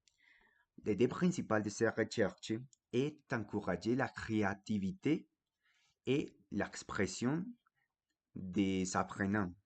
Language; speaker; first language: French; non-native, fluent; Spanish